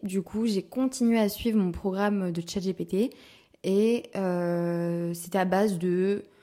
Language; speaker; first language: French; native; French